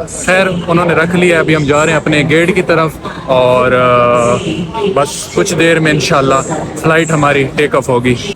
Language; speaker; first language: Urdu; non-native, local second language; Punjabi